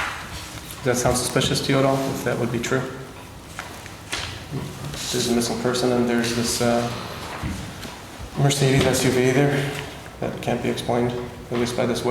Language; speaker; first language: English; native; English